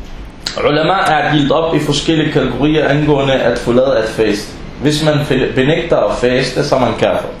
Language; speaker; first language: Danish; non-native, fluent; Arabic